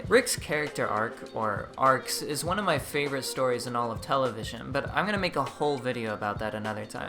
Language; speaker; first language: English; native; English